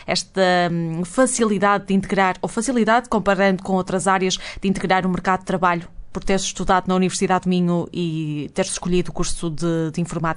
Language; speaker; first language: Portuguese; native; Portuguese